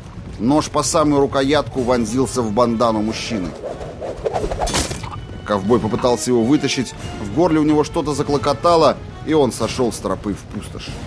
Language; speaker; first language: Russian; native; Russian